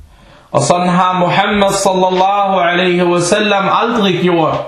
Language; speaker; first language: Danish; non-native, fluent; Arabic